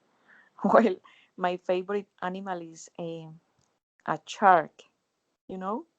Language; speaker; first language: English; non-native, learner; Spanish